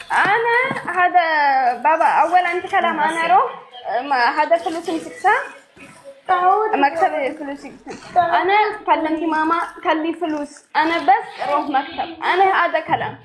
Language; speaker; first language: Arabic; non-native, learner; Amharic